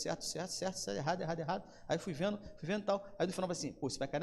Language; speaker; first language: Portuguese; native; Portuguese